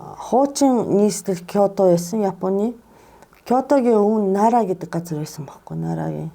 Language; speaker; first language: Mongolian; non-native, fluent; Japanese